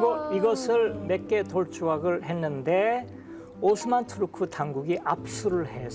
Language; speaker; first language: Korean; native; Korean